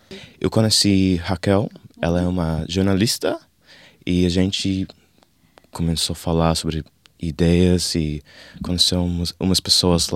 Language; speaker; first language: Portuguese; non-native, learner; English